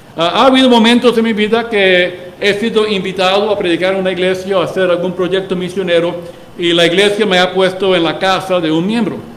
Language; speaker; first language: Spanish; early bilingual, heritage; Spanish